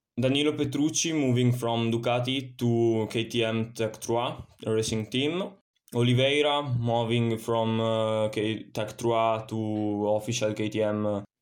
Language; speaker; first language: English; non-native, fluent; Italian